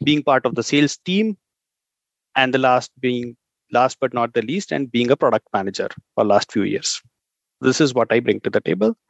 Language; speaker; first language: English; non-native, local second language; Hindi